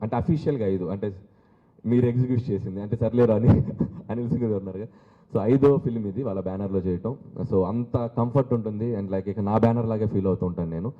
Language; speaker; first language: Telugu; native; Telugu